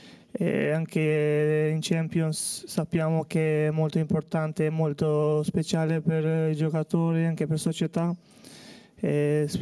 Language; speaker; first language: Italian; non-native, fluent; Albanian